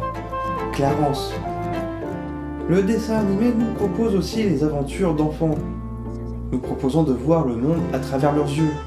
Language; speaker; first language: French; native; French